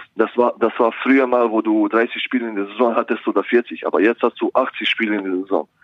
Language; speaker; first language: German; non-native, fluent; Bosnian